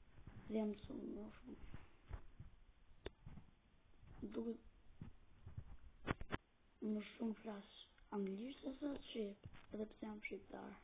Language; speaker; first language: Albanian; early bilingual, heritage; Albanian